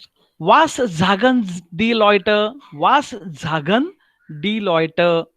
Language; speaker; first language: German; non-native, learner; Marathi